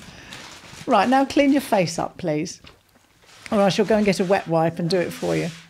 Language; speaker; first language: English; native; English